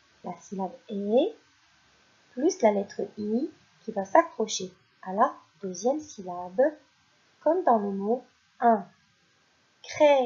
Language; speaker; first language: French; non-native, local second language; Arabic